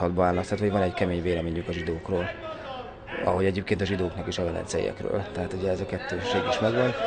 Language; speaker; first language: Hungarian; native; Hungarian